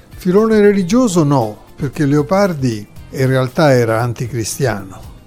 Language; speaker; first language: Italian; native; Italian